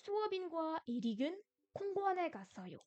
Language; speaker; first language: Korean; non-native, fluent; French